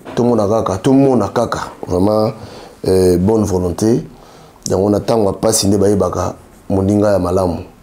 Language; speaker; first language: Lingala; native; Lingala